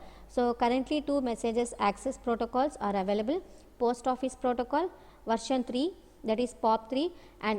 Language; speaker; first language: English; non-native, local second language; Telugu